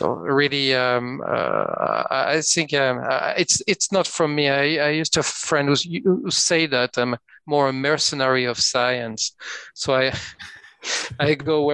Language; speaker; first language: English; non-native, fluent; French